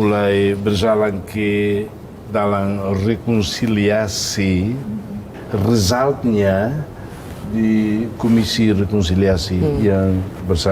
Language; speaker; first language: Indonesian; non-native, fluent; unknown